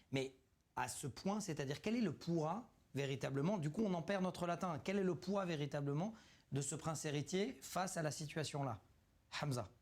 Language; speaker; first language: French; native; French